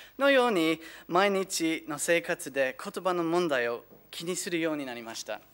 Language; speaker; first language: Japanese; non-native, fluent; English